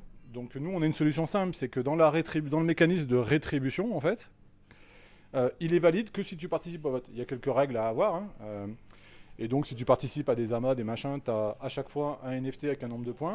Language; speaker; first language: French; native; French